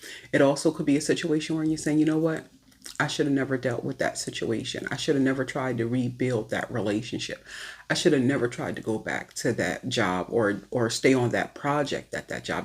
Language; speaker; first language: English; native; English